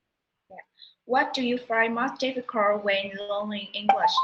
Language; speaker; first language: English; non-native, learner; Vietnamese